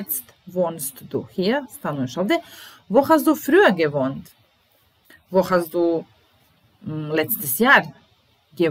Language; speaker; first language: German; non-native, fluent; Serbian